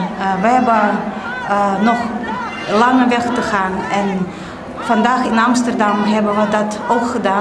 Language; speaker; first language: Dutch; non-native, fluent; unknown